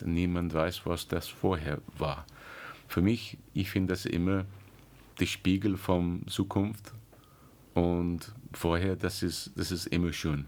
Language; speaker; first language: German; non-native, learner; English